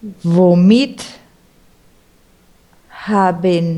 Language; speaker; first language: German; non-native, learner; Spanish